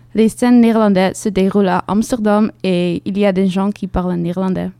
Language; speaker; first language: French; non-native, fluent; Dutch